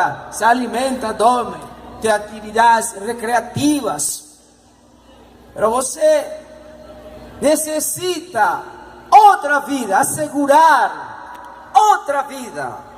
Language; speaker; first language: Portuguese; non-native, learner; Spanish